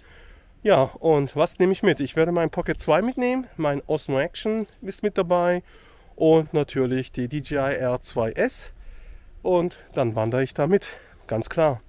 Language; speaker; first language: German; native; German